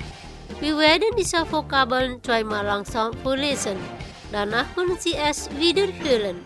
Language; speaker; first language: German; non-native, learner; Indonesian